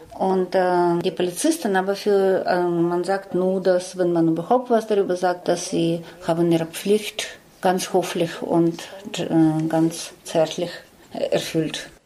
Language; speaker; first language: German; non-native, fluent; Russian